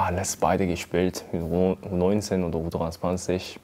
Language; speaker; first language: German; non-native, learner; Korean